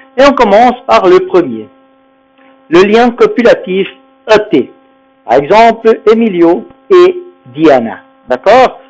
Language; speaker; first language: French; non-native, fluent; Spanish